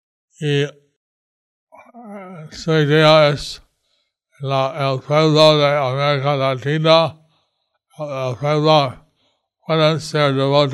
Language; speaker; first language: Spanish; non-native, learner; English